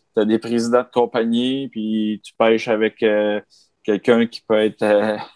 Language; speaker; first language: French; native; French